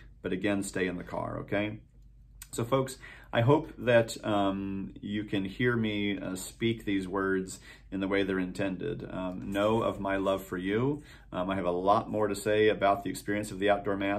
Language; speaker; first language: English; native; English